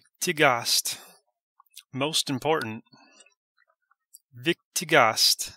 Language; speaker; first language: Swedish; non-native, learner; English